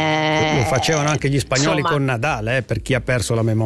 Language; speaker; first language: Italian; native; Italian